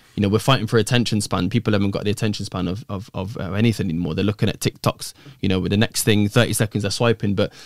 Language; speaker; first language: English; native; English